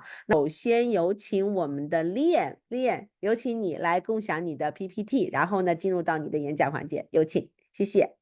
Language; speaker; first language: Chinese; native; Chinese